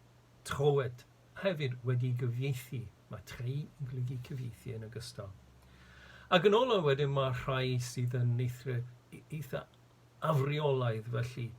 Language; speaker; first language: Welsh; native; Welsh